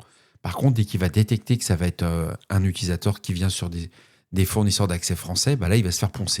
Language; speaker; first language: French; native; French